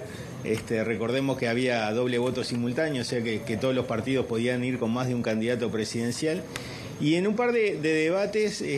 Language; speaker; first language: Spanish; native; Spanish